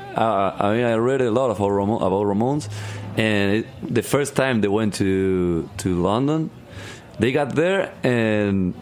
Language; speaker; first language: English; non-native, learner; Spanish